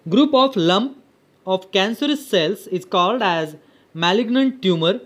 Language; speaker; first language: English; non-native, local second language; Marathi